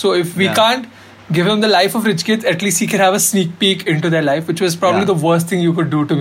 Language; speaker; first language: English; non-native, local second language; Hindi